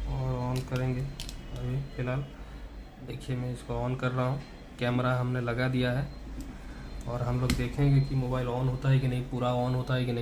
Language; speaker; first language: Hindi; non-native, local second language; Odia